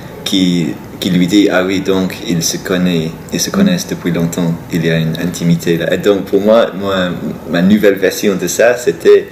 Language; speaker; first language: French; non-native, fluent; English